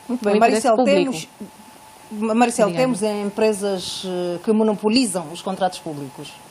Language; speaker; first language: Portuguese; native; Portuguese